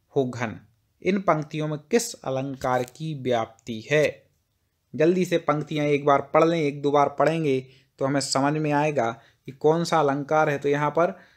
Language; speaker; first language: Hindi; native; Hindi